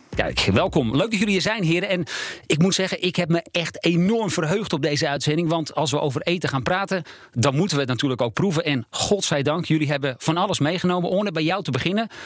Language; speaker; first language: Dutch; native; Dutch